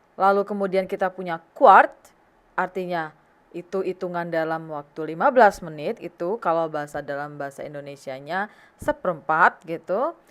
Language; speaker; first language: Indonesian; native; Indonesian